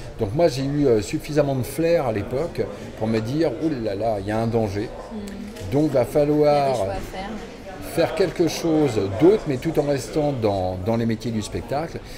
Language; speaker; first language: French; native; French